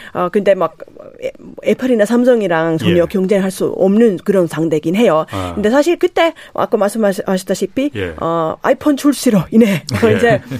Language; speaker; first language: Korean; non-native, fluent; Finnish